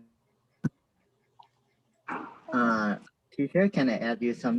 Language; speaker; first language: English; non-native, learner; Thai